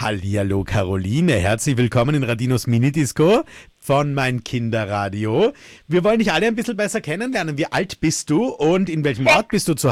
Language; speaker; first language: German; native; German